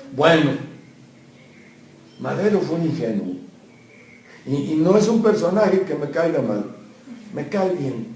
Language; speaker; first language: Spanish; native; Spanish